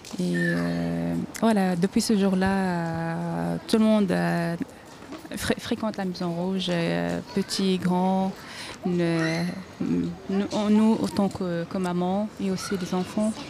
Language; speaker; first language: French; non-native, learner; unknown